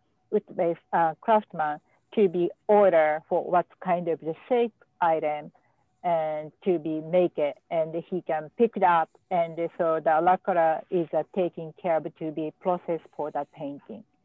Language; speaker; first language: English; non-native, fluent; Japanese